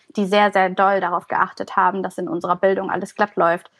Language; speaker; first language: German; early bilingual, other home language; Bulgarian